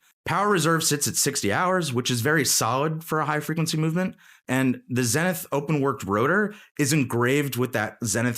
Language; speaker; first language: English; native; English